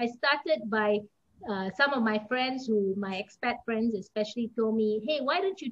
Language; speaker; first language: English; native; English